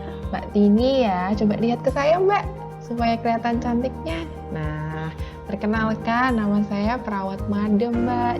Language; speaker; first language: Indonesian; native; Indonesian